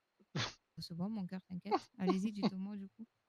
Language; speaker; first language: French; native; French